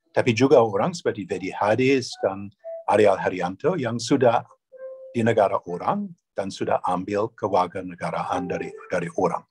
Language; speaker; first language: Indonesian; non-native, fluent; English